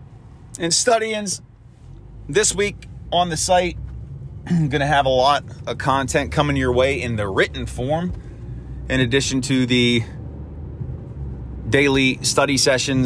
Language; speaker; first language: English; native; English